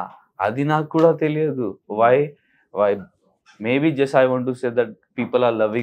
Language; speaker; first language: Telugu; non-native, learner; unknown